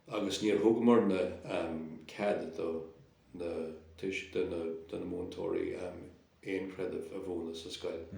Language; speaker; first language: Irish; non-native, local second language; English